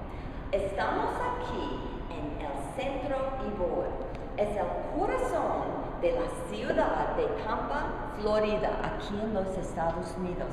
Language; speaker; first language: Spanish; non-native, learner; English